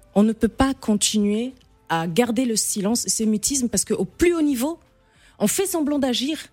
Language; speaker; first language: French; non-native, local second language; Arabic